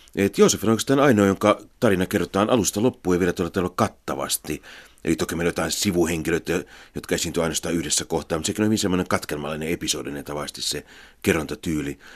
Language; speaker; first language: Finnish; native; Finnish